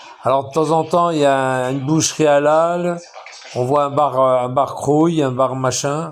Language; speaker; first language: French; native; French